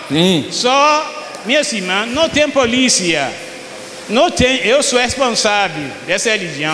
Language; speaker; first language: Portuguese; non-native, fluent; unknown